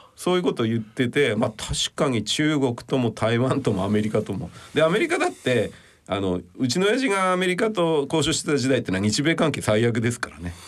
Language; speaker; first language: Japanese; native; Japanese